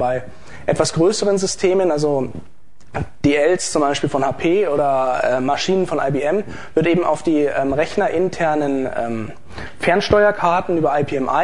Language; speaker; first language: German; native; German